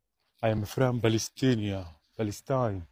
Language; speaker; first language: English; non-native, learner; Arabic